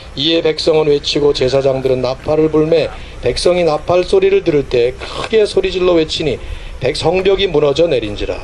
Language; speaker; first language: Korean; native; Korean